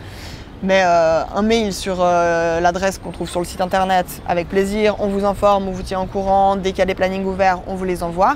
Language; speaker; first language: French; native; French